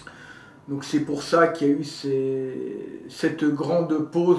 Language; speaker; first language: French; native; French